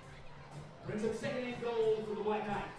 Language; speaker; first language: English; native; English